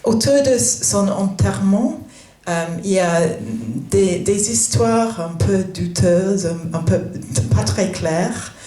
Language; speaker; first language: French; non-native, fluent; English